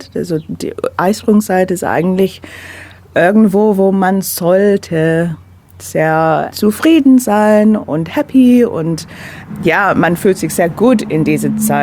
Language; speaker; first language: German; non-native, fluent; English